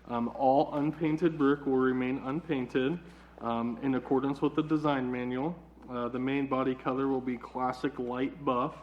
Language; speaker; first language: English; native; English